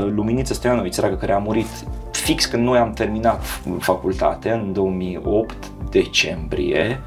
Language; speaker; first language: Romanian; non-native, fluent; Serbian